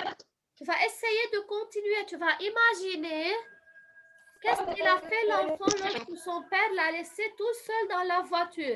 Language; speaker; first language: French; non-native, fluent; Arabic